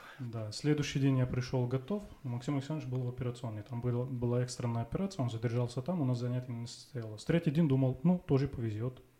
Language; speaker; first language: Russian; non-native, fluent; Arabic